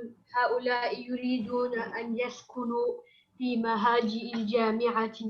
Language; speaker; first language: Arabic; non-native, learner; English